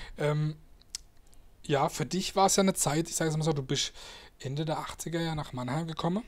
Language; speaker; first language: German; native; German